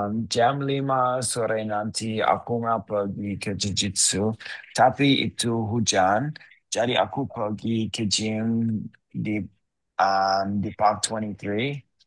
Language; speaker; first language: Indonesian; non-native, learner; English